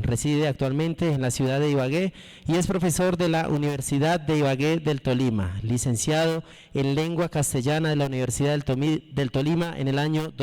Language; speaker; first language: Spanish; native; Spanish